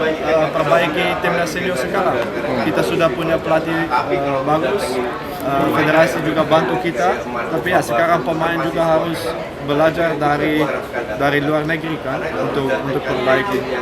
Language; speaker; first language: Indonesian; non-native, fluent; Dutch